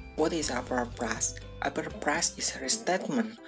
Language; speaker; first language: English; non-native, learner; Indonesian